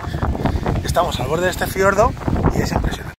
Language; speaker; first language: Spanish; native; Spanish